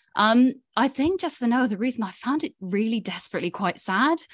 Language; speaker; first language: English; native; English